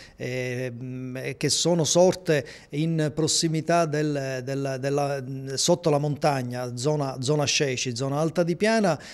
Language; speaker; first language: Italian; native; Italian